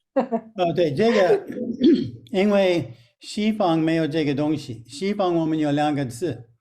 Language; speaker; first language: Chinese; non-native, fluent; English